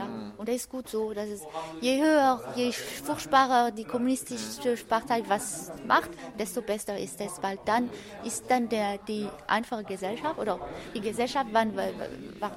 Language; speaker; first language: German; non-native, fluent; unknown